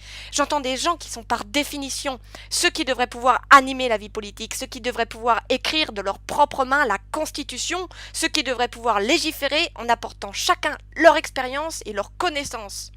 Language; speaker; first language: French; native; French